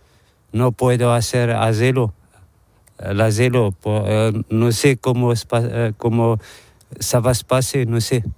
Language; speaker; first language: Spanish; non-native, learner; Arabic